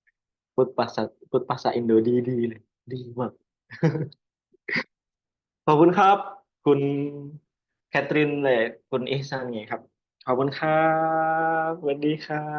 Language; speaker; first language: Thai; non-native, learner; Indonesian